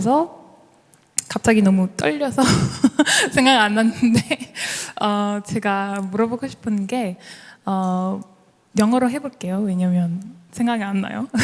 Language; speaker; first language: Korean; non-native, learner; French